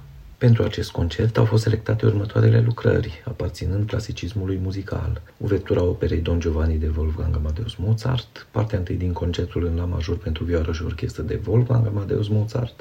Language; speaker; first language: Romanian; native; Romanian